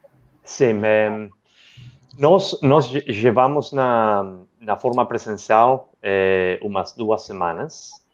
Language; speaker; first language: Portuguese; non-native, learner; Spanish